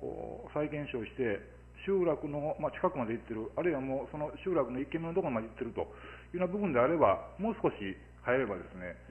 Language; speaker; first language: Japanese; native; Japanese